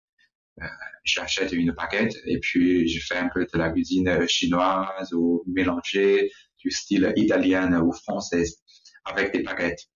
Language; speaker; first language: French; non-native, learner; Chinese